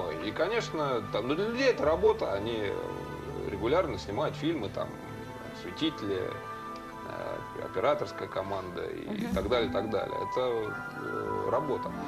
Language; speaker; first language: Russian; native; Russian